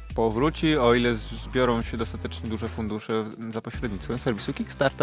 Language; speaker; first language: Polish; native; Polish